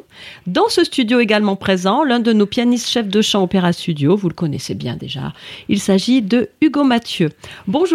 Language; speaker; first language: French; native; French